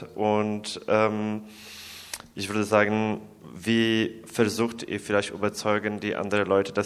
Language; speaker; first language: German; non-native, learner; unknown